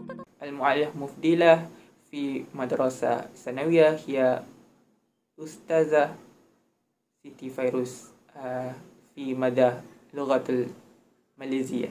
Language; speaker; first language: Arabic; non-native, learner; Malay